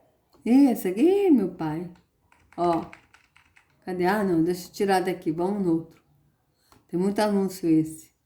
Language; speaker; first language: Portuguese; native; Portuguese